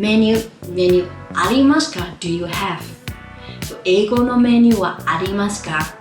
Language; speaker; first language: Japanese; non-native, fluent; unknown